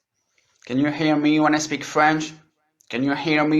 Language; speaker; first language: English; non-native, learner; French